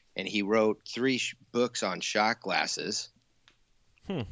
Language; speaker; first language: English; native; English